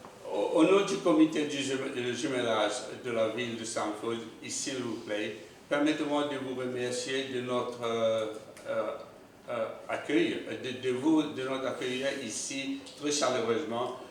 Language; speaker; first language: French; non-native, local second language; Morisyen